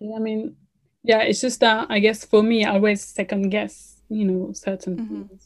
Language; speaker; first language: English; non-native, fluent; French